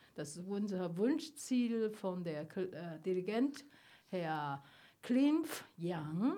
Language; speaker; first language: German; non-native, learner; Chinese